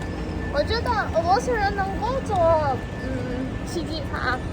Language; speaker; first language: Chinese; non-native, fluent; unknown